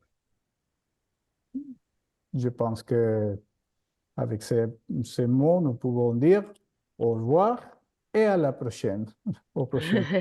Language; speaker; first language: French; non-native, fluent; Spanish